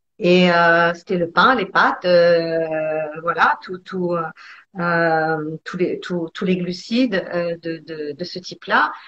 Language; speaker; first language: French; early bilingual, other home language; Italian